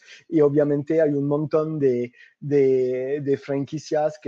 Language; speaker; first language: Spanish; non-native, fluent; French